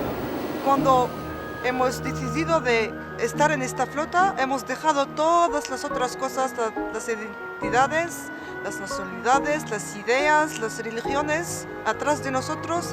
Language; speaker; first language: Spanish; non-native, fluent; Arabic